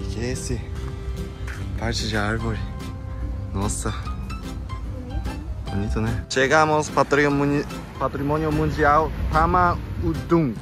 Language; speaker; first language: Portuguese; non-native, local second language; Japanese